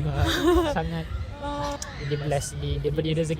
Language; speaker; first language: Malay; native; Malay